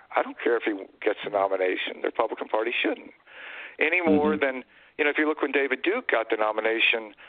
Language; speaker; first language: English; native; English